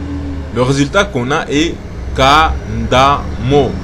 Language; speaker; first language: French; non-native, local second language; Lingala